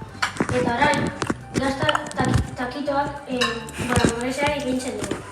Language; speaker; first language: Basque; non-native, local second language; Spanish